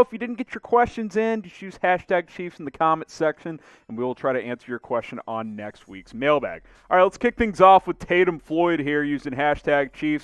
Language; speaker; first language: English; native; English